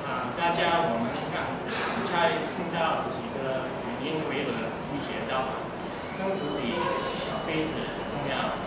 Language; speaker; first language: Chinese; non-native, learner; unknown